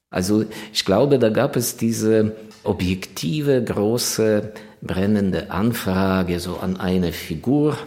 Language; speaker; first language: German; non-native, fluent; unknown